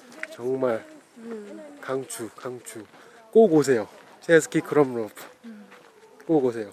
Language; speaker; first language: Korean; native; Korean